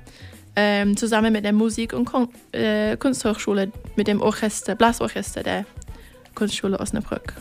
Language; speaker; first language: German; non-native, fluent; English